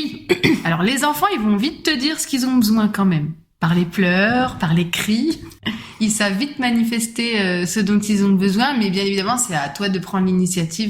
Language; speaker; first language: French; native; French